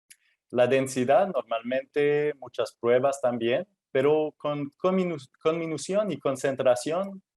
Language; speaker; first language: Spanish; non-native, fluent; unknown